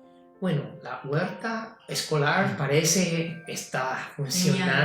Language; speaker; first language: Spanish; non-native, fluent; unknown